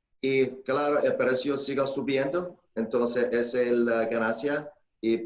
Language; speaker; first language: Spanish; non-native, fluent; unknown